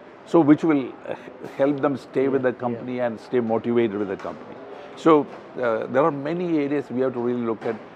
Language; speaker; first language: English; non-native, local second language; Malayalam